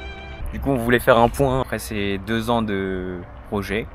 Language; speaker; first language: French; native; French